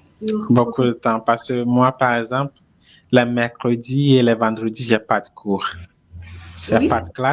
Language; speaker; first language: French; non-native, fluent; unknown